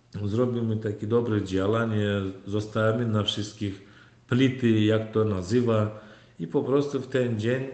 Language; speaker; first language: Polish; non-native, fluent; Turkmen